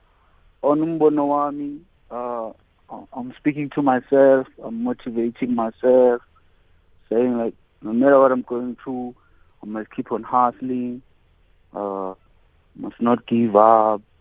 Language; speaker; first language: English; non-native, local second language; Xhosa